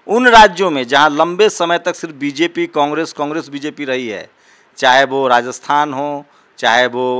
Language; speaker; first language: Hindi; native; Hindi